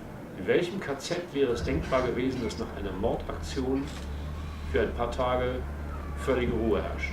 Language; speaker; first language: German; native; German